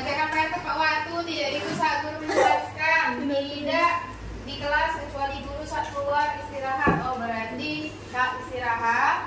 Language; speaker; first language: Indonesian; native; Indonesian